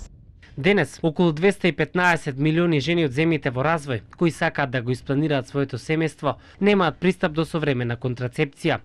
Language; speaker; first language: Macedonian; native; Macedonian